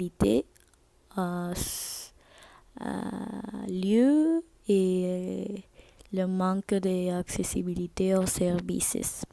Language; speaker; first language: French; non-native, learner; Spanish